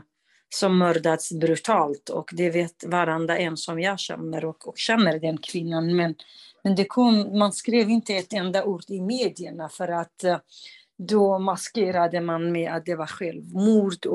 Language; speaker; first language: Swedish; non-native, fluent; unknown